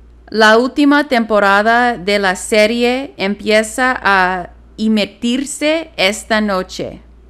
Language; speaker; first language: Spanish; non-native, learner; English